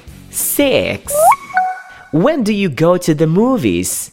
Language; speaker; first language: English; non-native, fluent; Portuguese